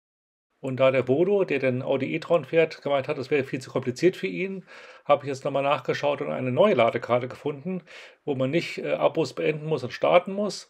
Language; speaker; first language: German; native; German